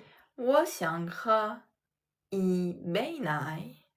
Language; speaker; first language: Chinese; non-native, learner; French